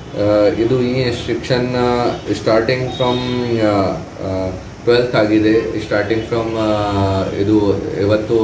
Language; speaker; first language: Kannada; non-native, fluent; Hindi